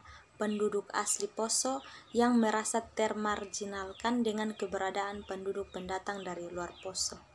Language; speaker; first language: Indonesian; native; Indonesian